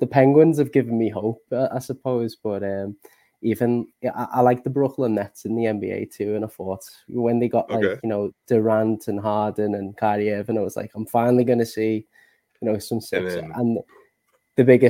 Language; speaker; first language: English; native; English